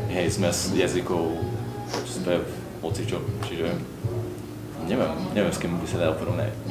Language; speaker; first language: Slovak; non-native, local second language; Hungarian